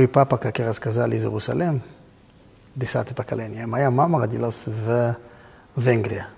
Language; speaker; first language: Russian; non-native, fluent; Hebrew